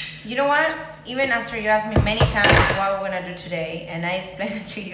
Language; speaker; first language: English; non-native, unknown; Spanish